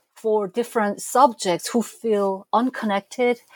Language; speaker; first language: English; non-native, fluent; Korean